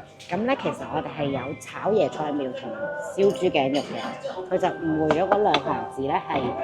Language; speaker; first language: Cantonese; native; Cantonese